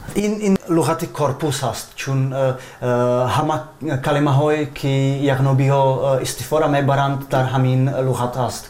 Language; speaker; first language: Persian; non-native, fluent; Czech